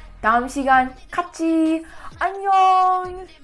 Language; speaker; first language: Korean; non-native, learner; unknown